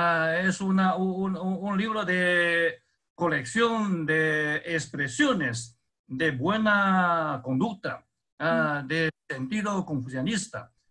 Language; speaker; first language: Spanish; non-native, fluent; Chinese